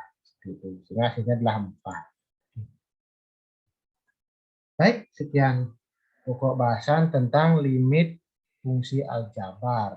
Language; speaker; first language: Indonesian; native; Indonesian